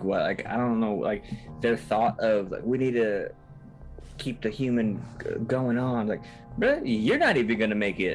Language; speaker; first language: English; native; English